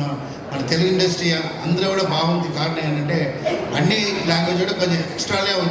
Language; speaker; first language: Telugu; non-native, learner; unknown